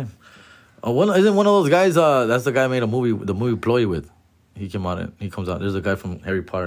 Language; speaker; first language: English; early bilingual, other home language; Spanish